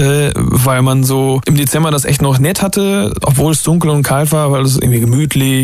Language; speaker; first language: German; native; German